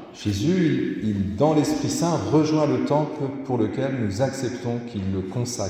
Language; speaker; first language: French; native; French